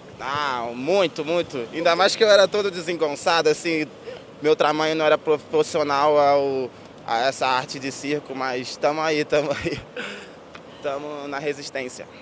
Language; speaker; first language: Portuguese; native; Portuguese